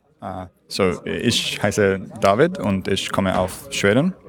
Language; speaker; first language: German; non-native, learner; Swedish